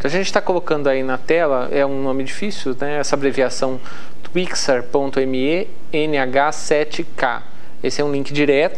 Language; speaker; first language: Portuguese; native; Portuguese